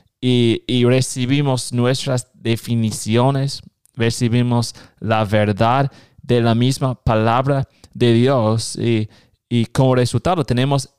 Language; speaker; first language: Spanish; non-native, fluent; English